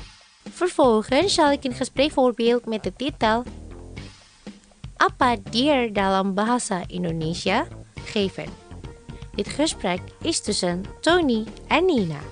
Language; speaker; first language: Dutch; non-native, fluent; Indonesian